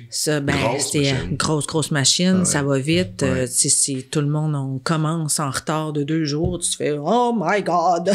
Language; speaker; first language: French; native; French